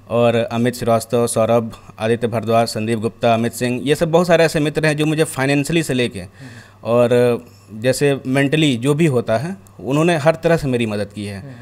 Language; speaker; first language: Hindi; native; Hindi